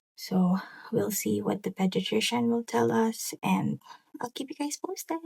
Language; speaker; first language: English; non-native, local second language; Filipino